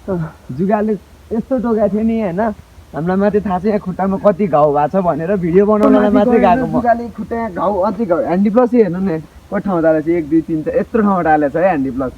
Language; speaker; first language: Nepali; native; Nepali